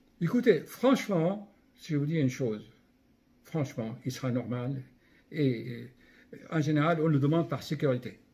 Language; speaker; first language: French; native; French